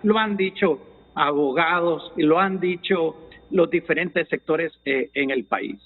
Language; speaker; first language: Spanish; native; Spanish